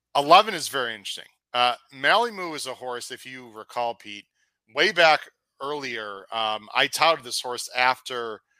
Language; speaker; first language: English; native; English